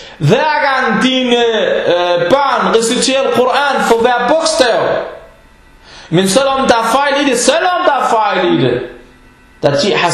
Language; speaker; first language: Danish; non-native, fluent; Arabic